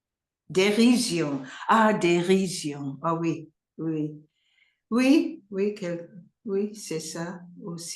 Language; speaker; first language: French; non-native, learner; English